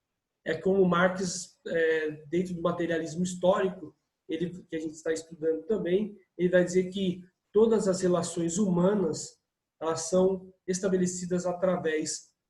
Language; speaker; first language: Portuguese; native; Portuguese